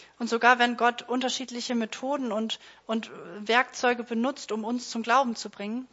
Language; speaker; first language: German; native; German